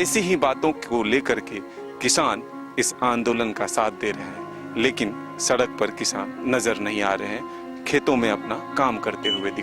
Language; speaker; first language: Hindi; native; Hindi